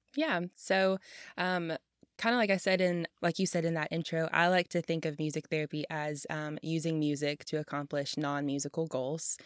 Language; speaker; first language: English; native; English